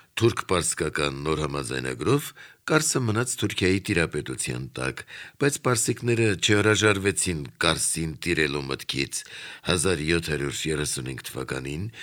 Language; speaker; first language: Armenian; native; Armenian